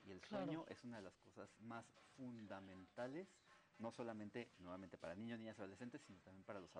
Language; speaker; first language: Spanish; native; Spanish